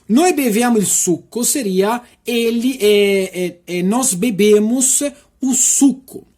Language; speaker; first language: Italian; non-native, fluent; Portuguese